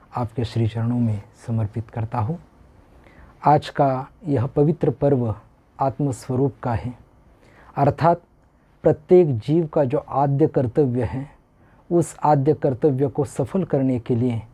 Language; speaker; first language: Hindi; non-native, local second language; Marathi